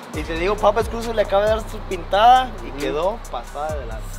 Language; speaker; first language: Spanish; early bilingual, heritage; Spanish